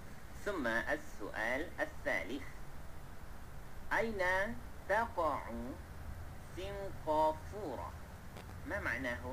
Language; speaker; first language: Arabic; non-native, fluent; Malay